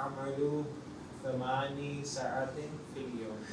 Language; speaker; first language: Arabic; non-native, learner; Urdu